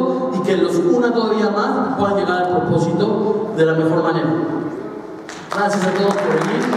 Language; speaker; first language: Spanish; native; Spanish